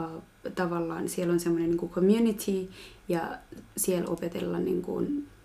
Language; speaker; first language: Finnish; early bilingual, other home language; Kinyarwanda